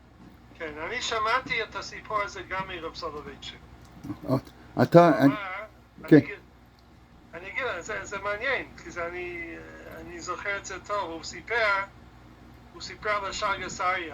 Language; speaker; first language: Hebrew; non-native, fluent; English